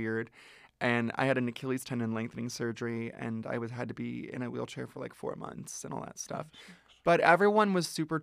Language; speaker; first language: English; native; English